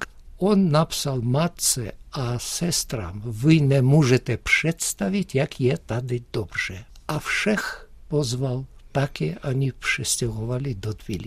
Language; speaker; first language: Czech; early bilingual, heritage; Russian